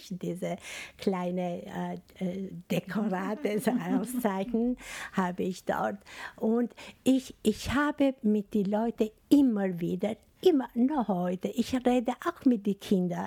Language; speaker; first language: German; non-native, fluent; Albanian